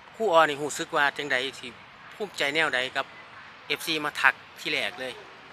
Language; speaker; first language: Thai; native; Thai